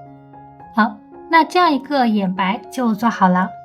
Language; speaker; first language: Chinese; native; Chinese